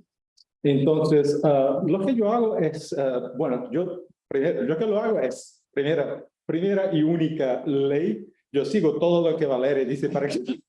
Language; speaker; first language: Spanish; non-native, fluent; Portuguese